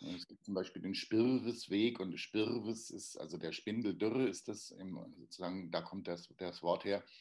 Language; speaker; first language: German; native; German